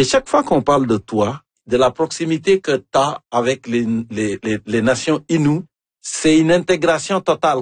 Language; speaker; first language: French; native; French